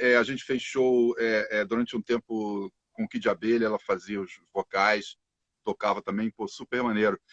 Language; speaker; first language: Portuguese; native; Portuguese